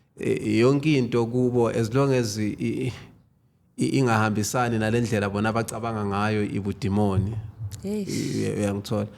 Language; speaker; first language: Zulu; native; Zulu